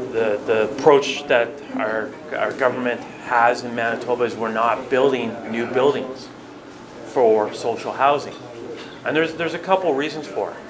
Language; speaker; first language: English; native; English